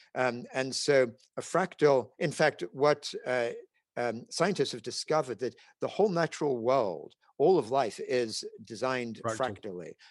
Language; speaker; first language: English; native; English